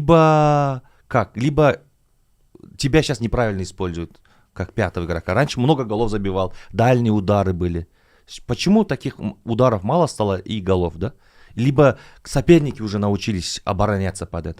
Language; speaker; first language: Russian; non-native, local second language; Kazakh